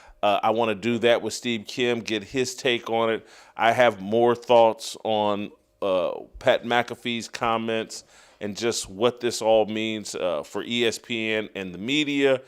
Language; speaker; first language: English; native; English